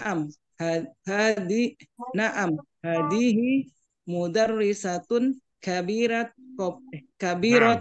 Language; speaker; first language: Arabic; non-native, learner; Indonesian